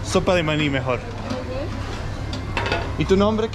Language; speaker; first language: Spanish; non-native, learner; Danish